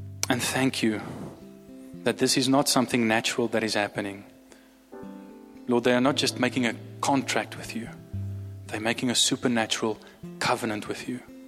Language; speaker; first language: English; non-native, local second language; Afrikaans